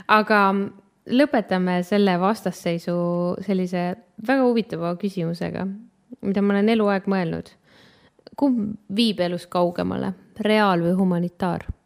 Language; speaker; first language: Estonian; native; Estonian